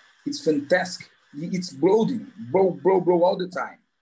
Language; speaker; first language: English; non-native, learner; Portuguese